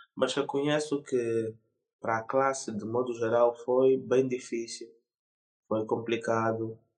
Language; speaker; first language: Portuguese; native; Portuguese